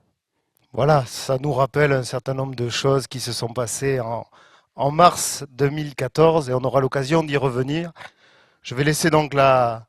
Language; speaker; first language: French; native; French